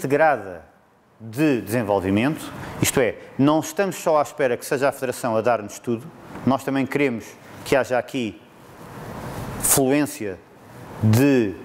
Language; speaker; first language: Portuguese; native; Portuguese